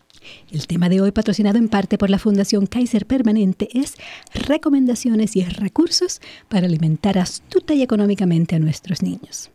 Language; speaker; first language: Spanish; native; Spanish